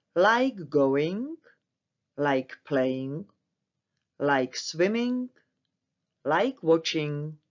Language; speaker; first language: English; non-native, fluent; Czech